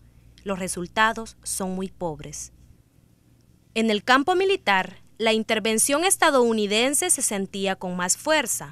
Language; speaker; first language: Spanish; native; Spanish